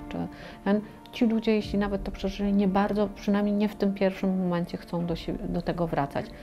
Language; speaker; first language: Polish; native; Polish